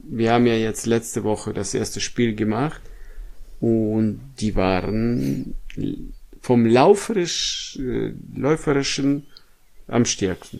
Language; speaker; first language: German; non-native, fluent; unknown